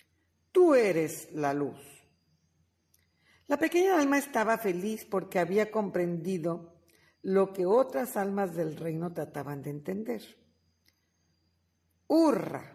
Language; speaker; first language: Spanish; native; Spanish